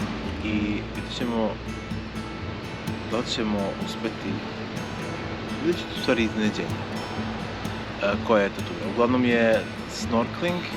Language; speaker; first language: Bosnian; native; Bosnian